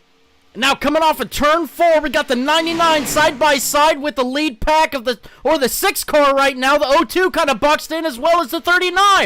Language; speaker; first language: English; native; English